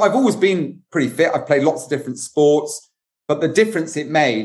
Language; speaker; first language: English; native; English